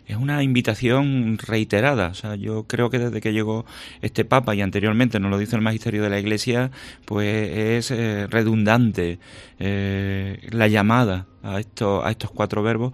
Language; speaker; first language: Spanish; native; Spanish